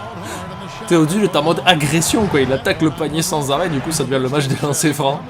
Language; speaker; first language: French; native; French